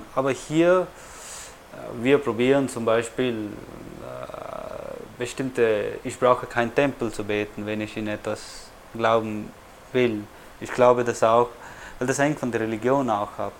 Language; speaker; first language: German; non-native, fluent; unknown